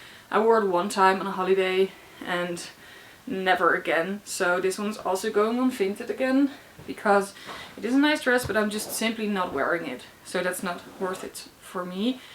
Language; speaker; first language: English; non-native, fluent; Dutch